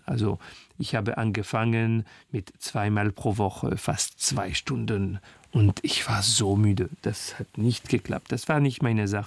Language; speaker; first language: German; non-native, fluent; French